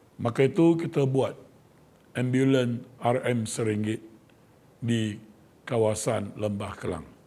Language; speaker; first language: Malay; non-native, local second language; Chinese